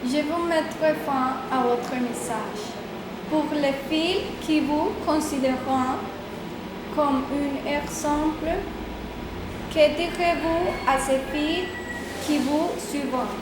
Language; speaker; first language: French; non-native, learner; Spanish